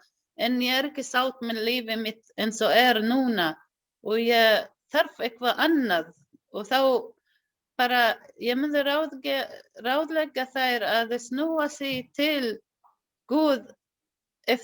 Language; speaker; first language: Icelandic; non-native, learner; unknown